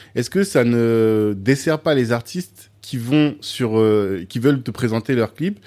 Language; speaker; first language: French; native; French